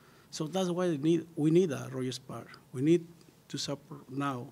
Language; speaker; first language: English; non-native, learner; Spanish